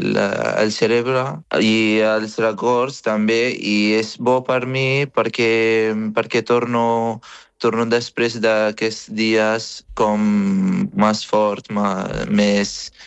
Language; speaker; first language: Catalan; non-native, fluent; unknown